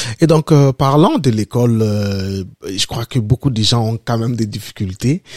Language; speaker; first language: French; non-native, local second language; Lingala